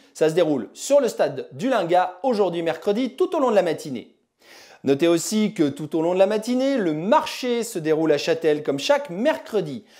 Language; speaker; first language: French; native; French